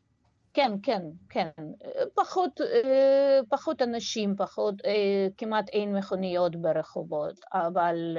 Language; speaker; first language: Hebrew; non-native, fluent; Russian